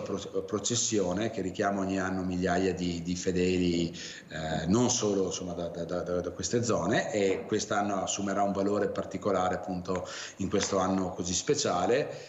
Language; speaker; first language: Italian; native; Italian